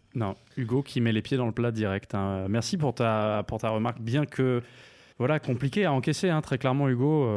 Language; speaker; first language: French; native; French